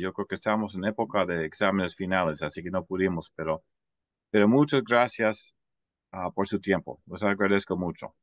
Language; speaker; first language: Spanish; non-native, fluent; English